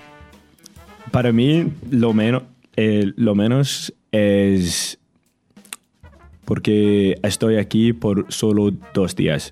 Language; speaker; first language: Spanish; non-native, learner; English